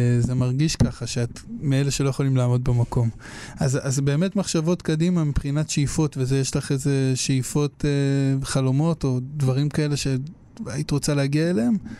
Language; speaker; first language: Hebrew; native; Hebrew